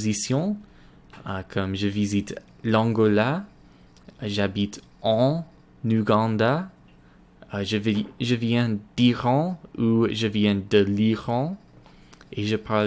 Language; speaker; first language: French; non-native, learner; English